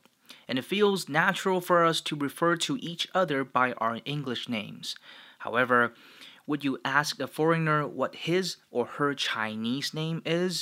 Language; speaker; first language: English; non-native, fluent; Chinese